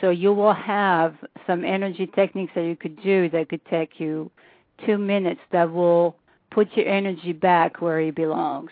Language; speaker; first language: English; non-native, fluent; French